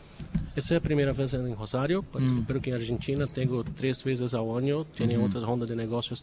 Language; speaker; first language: Spanish; non-native, learner; Portuguese